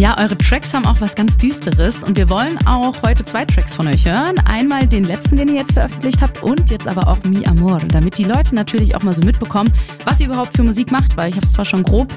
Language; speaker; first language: German; native; German